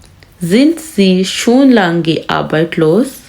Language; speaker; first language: German; non-native, fluent; Urdu